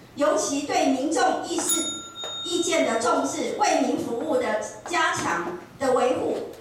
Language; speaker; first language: Chinese; native; Chinese